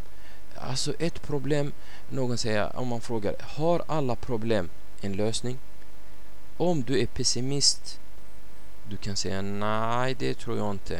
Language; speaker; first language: Swedish; non-native, fluent; Arabic